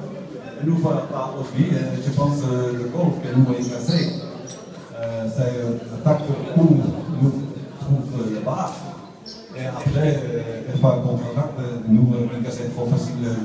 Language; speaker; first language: French; non-native, learner; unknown